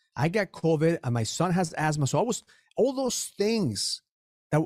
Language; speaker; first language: English; early bilingual, other home language; Spanish